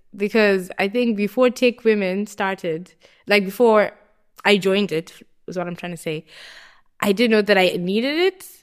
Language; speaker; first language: English; non-native, local second language; Shona